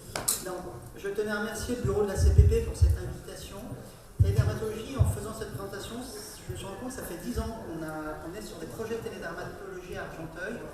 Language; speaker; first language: French; native; French